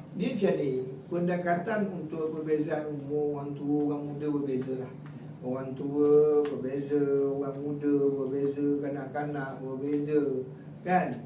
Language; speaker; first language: Malay; native; Malay